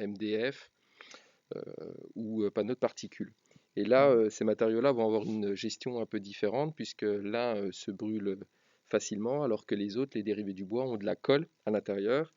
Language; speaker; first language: French; native; French